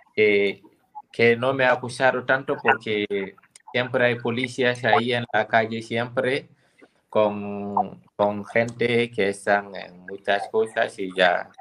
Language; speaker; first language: Spanish; non-native, fluent; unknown